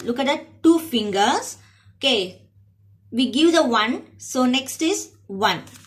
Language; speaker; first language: English; non-native, local second language; Tamil